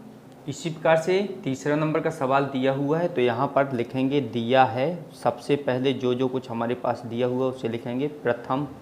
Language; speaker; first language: Hindi; native; Hindi